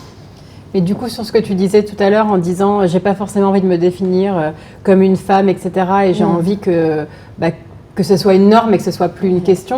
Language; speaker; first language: French; native; French